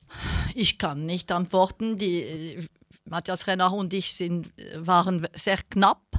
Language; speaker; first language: German; non-native, local second language; French